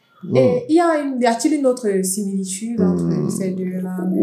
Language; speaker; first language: French; non-native, local second language; Fula